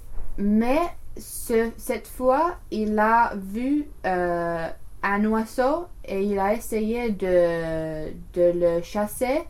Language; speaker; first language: French; non-native, learner; English